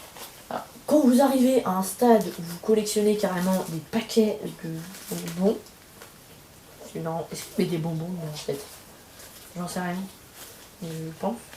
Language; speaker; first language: French; native; French